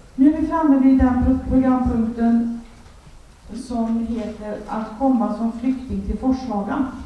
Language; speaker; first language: Swedish; native; Swedish